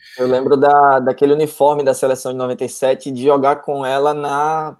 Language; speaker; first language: Portuguese; native; Portuguese